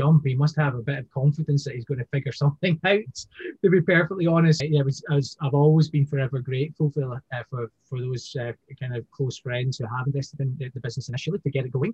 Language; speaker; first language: English; native; English